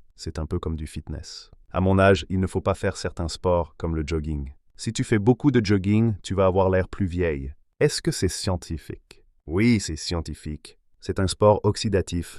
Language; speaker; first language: French; non-native, learner; Chinese